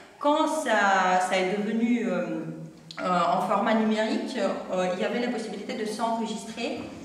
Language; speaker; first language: French; non-native, fluent; Russian